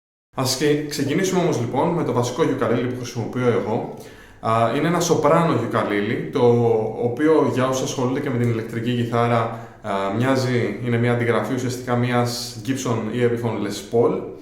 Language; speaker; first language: Greek; native; Greek